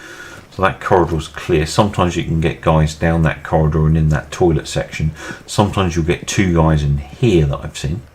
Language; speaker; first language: English; native; English